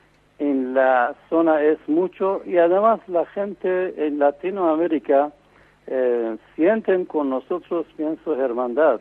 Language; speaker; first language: Spanish; non-native, fluent; Persian